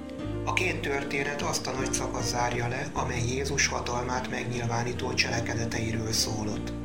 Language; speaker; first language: Hungarian; native; Hungarian